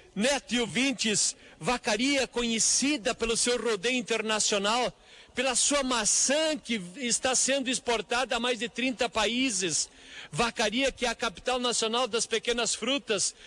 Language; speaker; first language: Portuguese; native; Portuguese